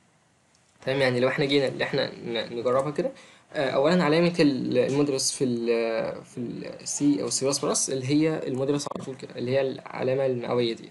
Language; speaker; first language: Arabic; native; Arabic